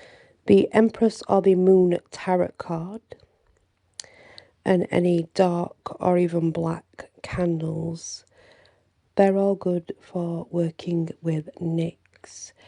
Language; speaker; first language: English; native; English